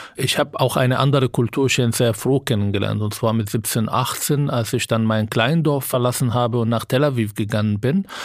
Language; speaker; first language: German; non-native, fluent; Arabic